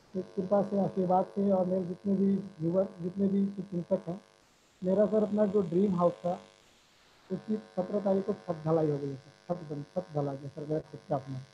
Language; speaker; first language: Hindi; native; Hindi